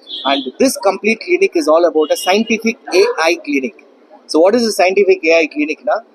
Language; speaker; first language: English; non-native, local second language; Tamil